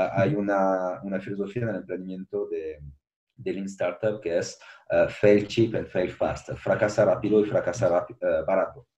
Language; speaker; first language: Spanish; non-native, fluent; French